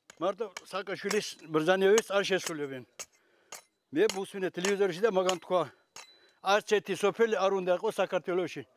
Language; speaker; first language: Georgian; non-native, local second language; Avaric